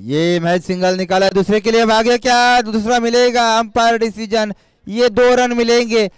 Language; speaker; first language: Hindi; non-native, local second language; Marathi